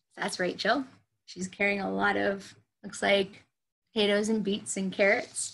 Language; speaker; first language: English; native; English